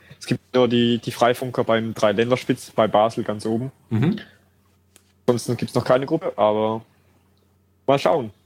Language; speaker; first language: German; native; German